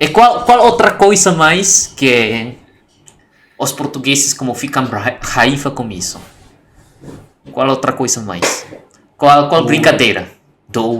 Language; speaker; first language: Portuguese; non-native, learner; Indonesian